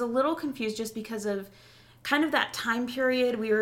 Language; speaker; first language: English; native; English